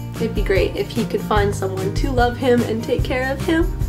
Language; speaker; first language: English; native; English